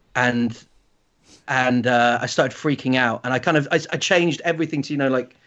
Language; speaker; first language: English; native; English